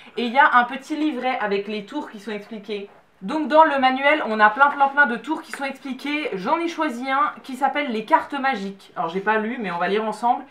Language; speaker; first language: French; native; French